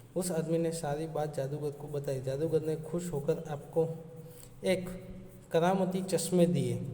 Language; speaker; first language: Hindi; non-native, local second language; Gujarati